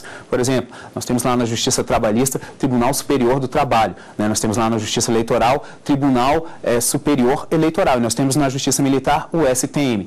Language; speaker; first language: Portuguese; native; Portuguese